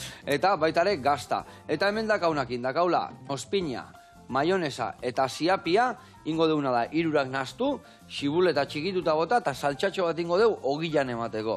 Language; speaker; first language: Basque; native; Basque